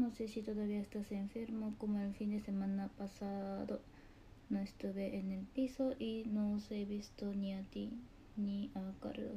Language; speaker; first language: Spanish; non-native, learner; Japanese